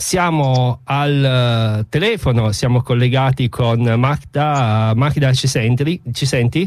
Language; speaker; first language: Italian; native; Italian